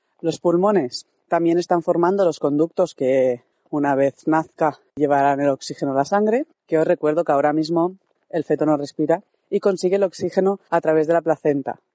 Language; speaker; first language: Spanish; native; Spanish